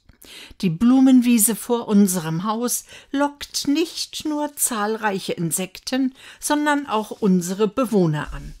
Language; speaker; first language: German; native; German